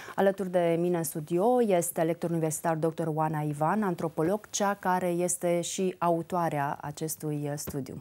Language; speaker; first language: Romanian; native; Romanian